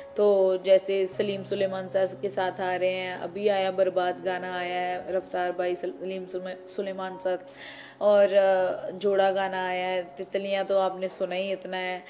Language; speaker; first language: Hindi; non-native, local second language; Punjabi